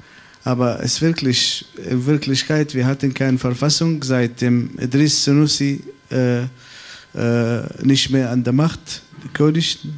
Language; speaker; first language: German; non-native, fluent; Arabic